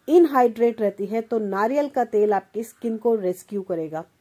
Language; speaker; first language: Hindi; native; Hindi